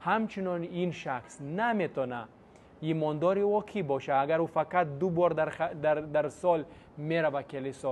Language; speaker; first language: Persian; non-native, fluent; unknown